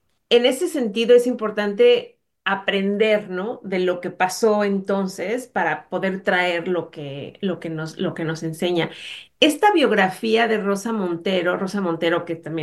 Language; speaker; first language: Spanish; native; Spanish